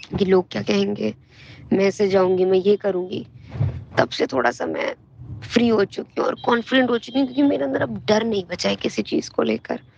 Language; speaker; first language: Hindi; native; Hindi